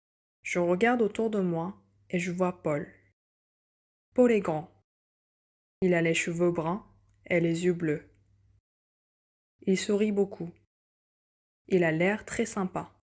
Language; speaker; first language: French; non-native, fluent; Korean